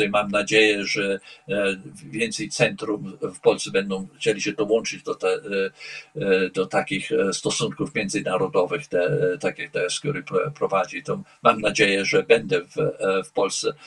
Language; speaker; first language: Polish; early bilingual, heritage; Polish